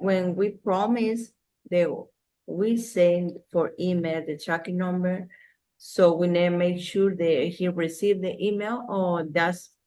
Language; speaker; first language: English; non-native, learner; Spanish